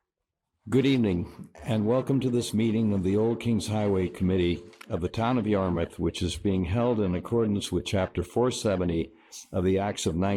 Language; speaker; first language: English; native; English